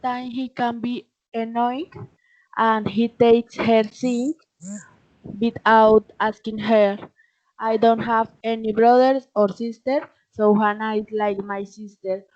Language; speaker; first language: English; non-native, learner; Spanish